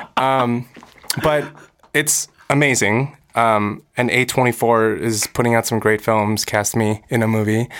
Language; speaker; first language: English; early bilingual, other home language; Korean